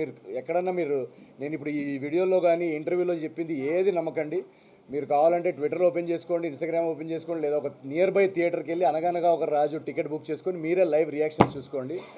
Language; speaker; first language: Telugu; native; Telugu